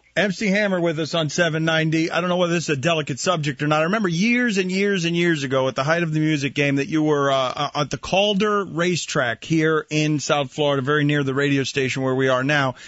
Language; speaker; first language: English; early bilingual, other home language; Spanish